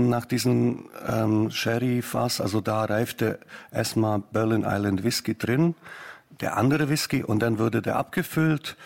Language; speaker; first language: German; non-native, fluent; Bosnian